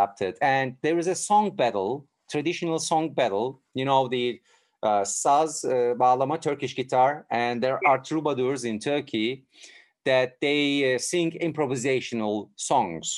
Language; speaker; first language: English; non-native, fluent; Turkish